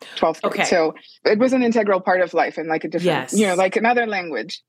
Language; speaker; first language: English; non-native, fluent; Spanish